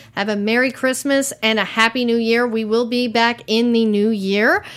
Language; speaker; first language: English; native; English